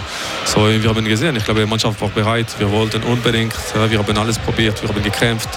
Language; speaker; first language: German; non-native, local second language; French